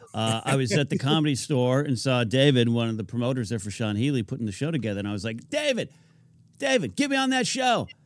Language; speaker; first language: English; native; English